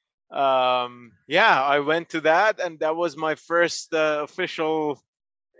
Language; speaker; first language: English; non-native, fluent; Persian